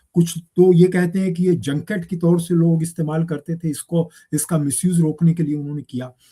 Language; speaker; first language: Hindi; native; Hindi